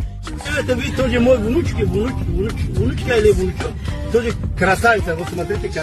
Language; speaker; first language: Russian; non-native, local second language; Tajik